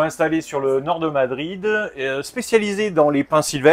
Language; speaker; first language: French; native; French